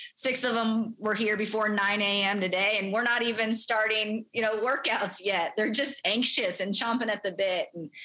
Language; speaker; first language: English; native; English